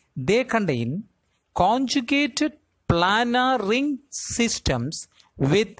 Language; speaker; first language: English; non-native, local second language; Malayalam